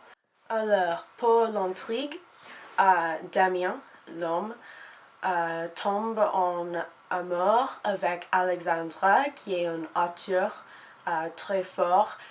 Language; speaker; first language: French; non-native, learner; English